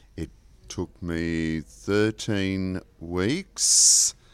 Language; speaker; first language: English; native; English